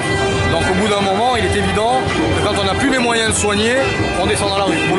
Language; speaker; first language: French; native; French